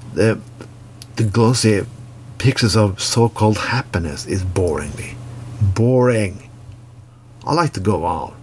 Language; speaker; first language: English; non-native, fluent; Norwegian